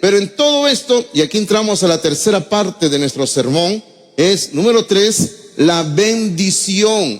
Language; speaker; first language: Spanish; native; Spanish